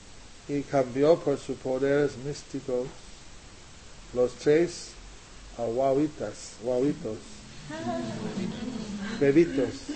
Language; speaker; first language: Spanish; non-native, learner; English